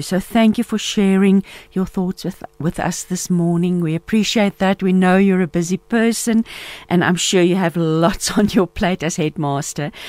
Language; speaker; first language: English; non-native, local second language; Afrikaans